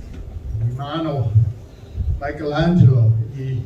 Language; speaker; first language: Spanish; non-native, learner; German